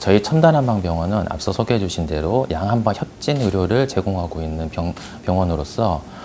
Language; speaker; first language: Korean; native; Korean